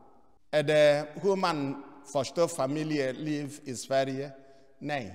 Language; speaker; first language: Swedish; non-native, fluent; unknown